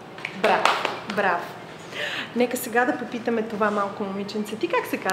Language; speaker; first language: Bulgarian; native; Bulgarian